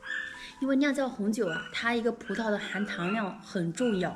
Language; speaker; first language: Chinese; native; Chinese